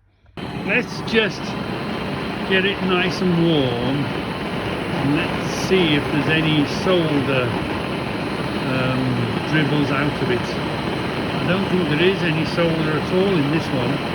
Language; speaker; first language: English; native; English